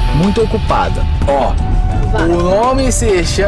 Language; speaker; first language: Portuguese; native; Portuguese